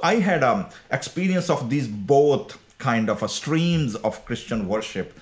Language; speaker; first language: English; non-native, local second language; Punjabi